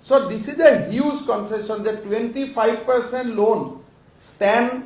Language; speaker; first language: English; non-native, local second language; Assamese